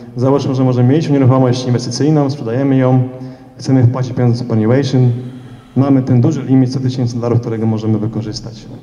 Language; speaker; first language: Polish; early bilingual, heritage; Polish